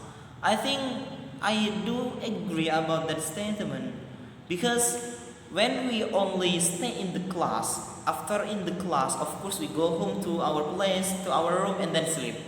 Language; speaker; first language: English; non-native, learner; Madurese